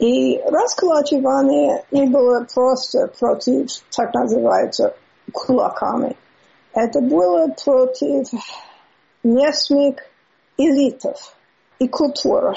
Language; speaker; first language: Russian; non-native, fluent; English